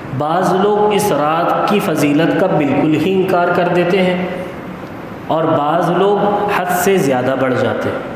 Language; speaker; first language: Urdu; native; Urdu